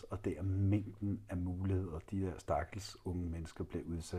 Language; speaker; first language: Danish; native; Danish